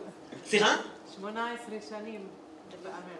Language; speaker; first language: Hebrew; non-native, local second language; Arabic